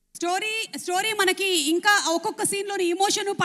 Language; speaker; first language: Telugu; native; Telugu